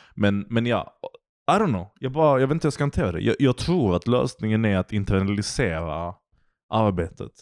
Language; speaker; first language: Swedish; native; Swedish